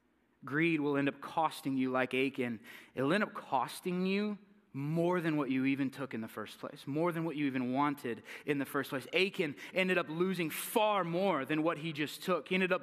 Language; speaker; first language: English; native; English